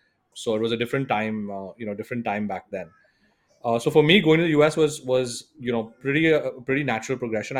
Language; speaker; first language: English; non-native, local second language; Hindi